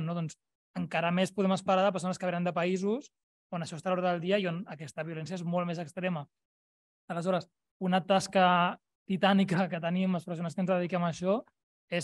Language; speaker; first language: Catalan; native; Catalan